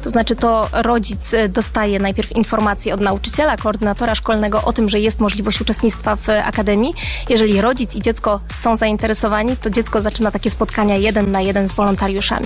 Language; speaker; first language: Polish; native; Polish